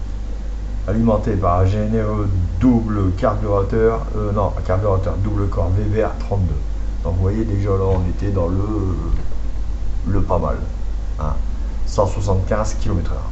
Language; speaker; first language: French; native; French